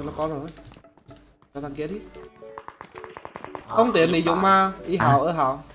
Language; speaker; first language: Chinese; non-native, learner; Vietnamese